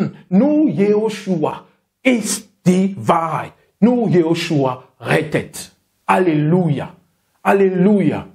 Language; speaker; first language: German; non-native, fluent; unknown